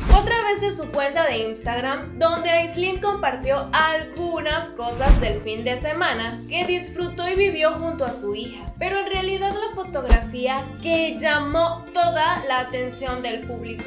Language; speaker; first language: Spanish; native; Spanish